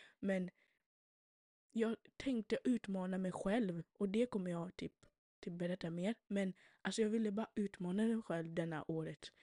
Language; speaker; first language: Swedish; early bilingual, other home language; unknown